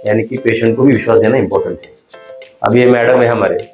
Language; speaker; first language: Hindi; non-native, local second language; Marathi